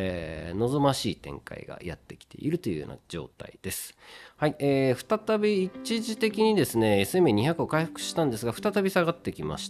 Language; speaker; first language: Japanese; native; Japanese